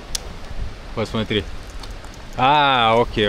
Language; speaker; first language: Russian; non-native, learner; Lithuanian